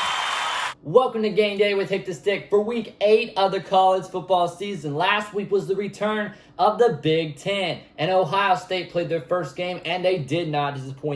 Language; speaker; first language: English; native; English